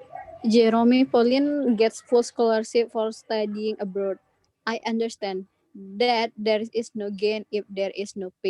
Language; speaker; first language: English; non-native, learner; Indonesian